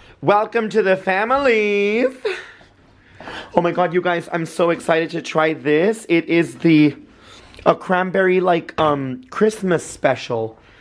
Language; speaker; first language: English; native; English